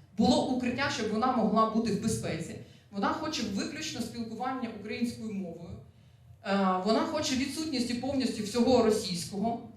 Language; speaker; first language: Ukrainian; non-native, local second language; Russian